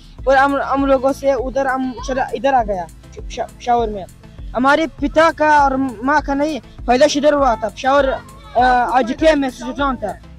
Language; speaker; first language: Hindi; non-native, local second language; Pashto